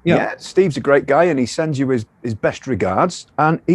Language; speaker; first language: English; native; English